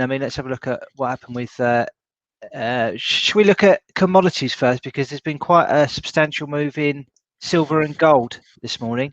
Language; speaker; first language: English; native; English